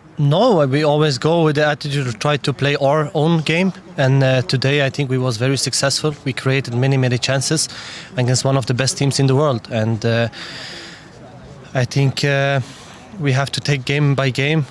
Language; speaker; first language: English; non-native, fluent; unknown